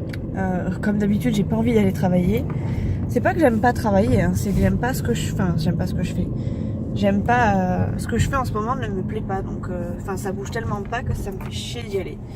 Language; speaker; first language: French; native; French